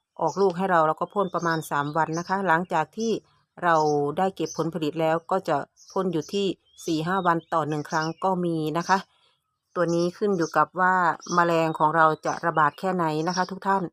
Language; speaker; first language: Thai; native; Thai